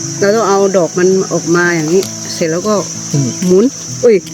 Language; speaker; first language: Thai; native; Thai